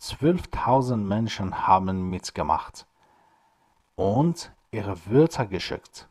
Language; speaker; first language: German; non-native, fluent; Persian